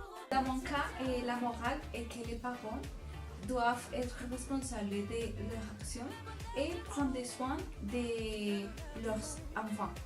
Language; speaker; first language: French; non-native, fluent; Spanish